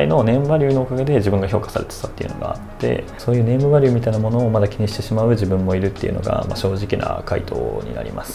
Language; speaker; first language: Japanese; native; Japanese